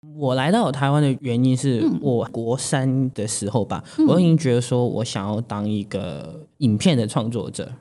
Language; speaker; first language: Chinese; non-native, local second language; Cantonese